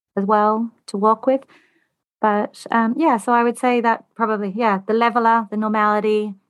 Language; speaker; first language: English; native; English